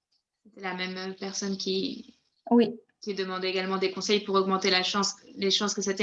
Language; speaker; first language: French; native; French